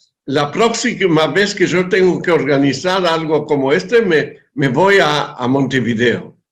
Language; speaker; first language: Spanish; non-native, fluent; Hebrew